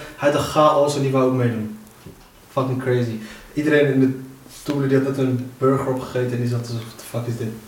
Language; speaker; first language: Dutch; early bilingual, other home language; Arabic